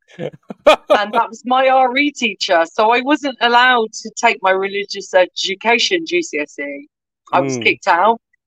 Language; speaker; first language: English; native; English